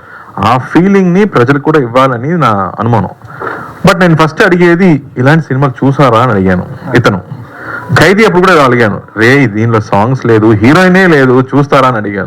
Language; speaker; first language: Telugu; non-native, fluent; Tamil